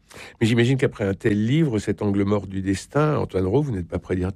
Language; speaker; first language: French; native; French